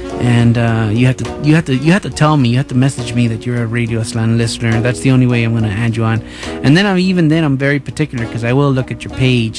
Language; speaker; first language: English; early bilingual, other home language; Spanish